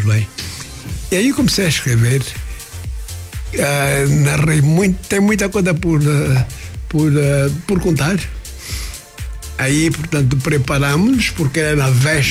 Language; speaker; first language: Portuguese; non-native, local second language; Kongo